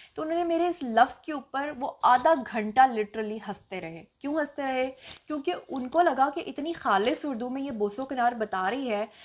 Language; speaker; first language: Urdu; non-native, local second language; Punjabi